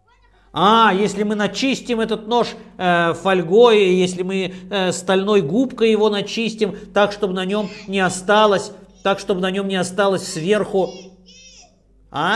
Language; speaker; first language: Russian; native; Russian